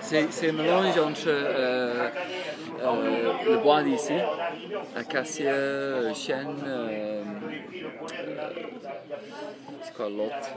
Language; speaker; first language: French; non-native, fluent; English